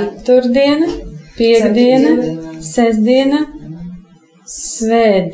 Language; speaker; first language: Latvian; non-native, local second language; Russian